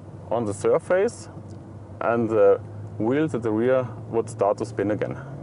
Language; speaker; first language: English; non-native, fluent; German